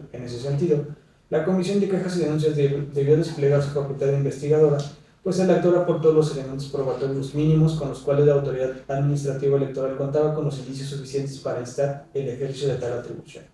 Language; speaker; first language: Spanish; native; Spanish